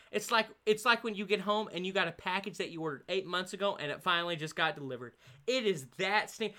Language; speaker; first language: English; native; English